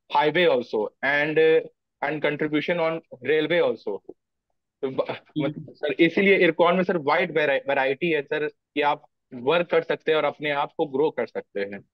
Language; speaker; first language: Hindi; native; Hindi